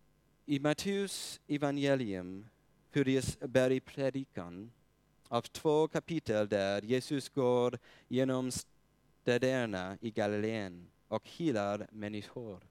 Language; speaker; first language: Swedish; non-native, fluent; English